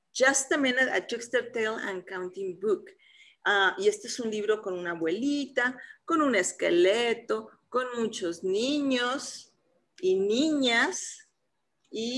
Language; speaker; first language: English; non-native, fluent; Spanish